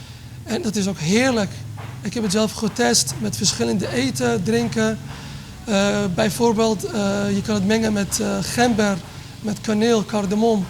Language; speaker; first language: Dutch; early bilingual, other home language; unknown